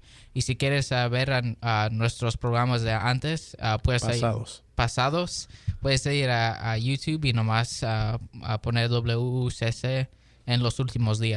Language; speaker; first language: Spanish; early bilingual, heritage; Spanish